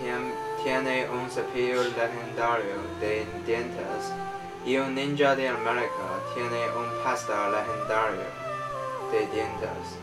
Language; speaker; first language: Spanish; non-native, learner; English